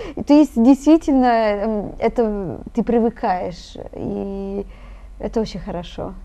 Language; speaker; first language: Russian; non-native, fluent; Italian